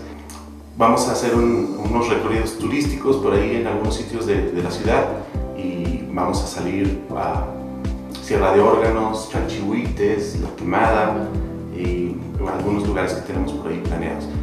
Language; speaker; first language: Spanish; native; Spanish